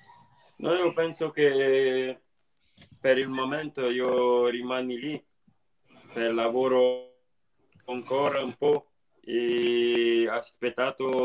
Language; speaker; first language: Italian; non-native, learner; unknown